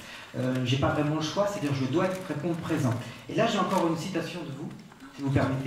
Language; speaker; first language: French; native; French